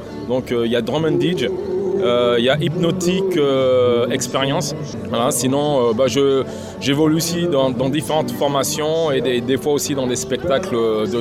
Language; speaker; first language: French; native; French